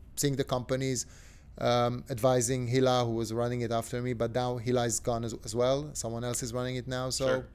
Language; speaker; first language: English; non-native, fluent; Hebrew